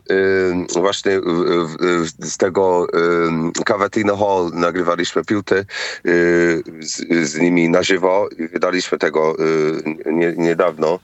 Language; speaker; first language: Polish; non-native, fluent; English